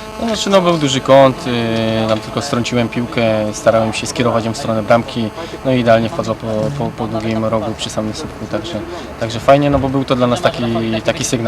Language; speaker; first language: Polish; native; Polish